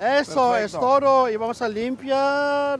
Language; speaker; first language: Spanish; non-native, learner; English